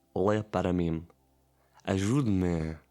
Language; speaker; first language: Portuguese; non-native, learner; German